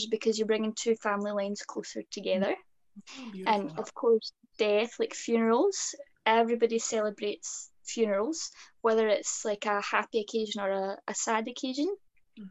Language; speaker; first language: English; native; English